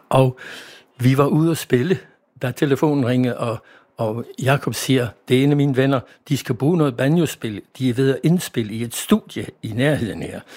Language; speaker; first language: Danish; non-native, fluent; English